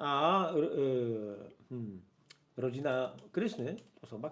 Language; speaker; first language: Polish; native; Polish